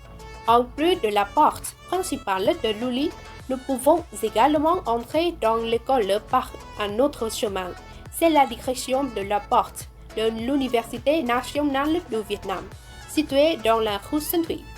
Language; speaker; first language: French; non-native, learner; Vietnamese